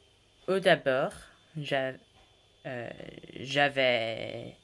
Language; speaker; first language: French; non-native, learner; English